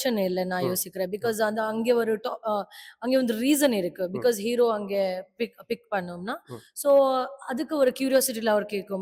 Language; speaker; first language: Tamil; non-native, learner; Malayalam